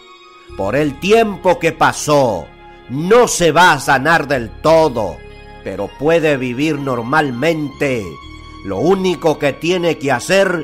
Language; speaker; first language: Spanish; native; Spanish